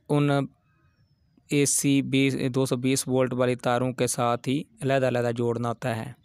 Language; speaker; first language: Urdu; non-native, local second language; Punjabi